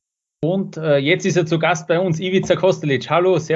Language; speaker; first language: German; native; German